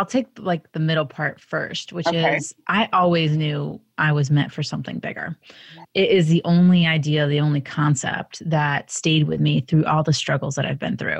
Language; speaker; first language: English; native; English